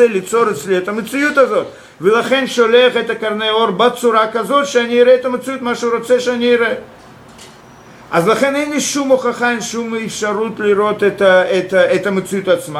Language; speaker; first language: Hebrew; non-native, fluent; Russian